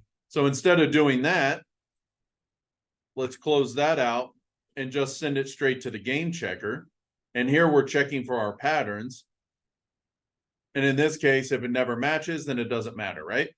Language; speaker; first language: English; native; English